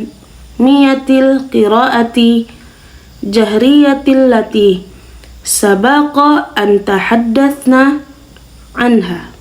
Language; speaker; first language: Arabic; non-native, learner; Indonesian